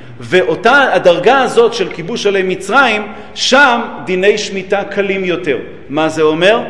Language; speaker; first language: Hebrew; native; Hebrew